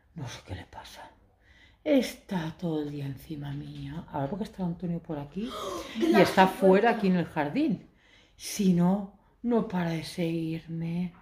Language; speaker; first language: Spanish; early bilingual, other home language; Arabic